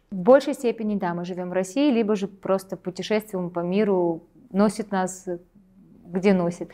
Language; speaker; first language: Russian; native; Russian